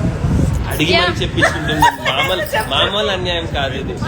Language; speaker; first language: Telugu; native; Telugu